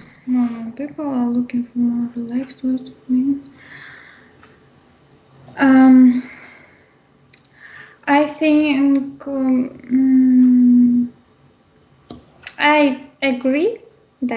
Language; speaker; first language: English; non-native, learner; Russian